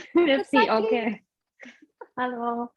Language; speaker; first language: English; non-native, fluent; German